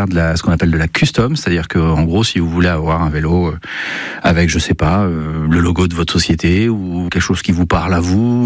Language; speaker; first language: French; native; French